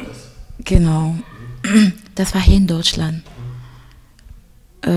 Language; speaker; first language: German; non-native, fluent; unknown